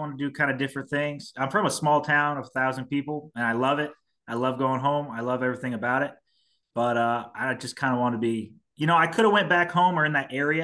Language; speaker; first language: English; native; English